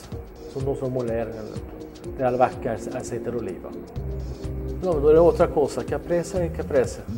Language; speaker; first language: Spanish; non-native, learner; Swedish